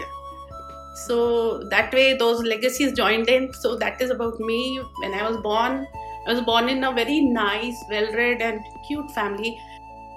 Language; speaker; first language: English; non-native, local second language; Hindi